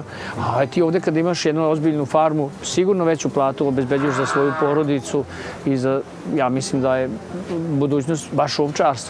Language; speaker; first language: Serbian; native; Serbian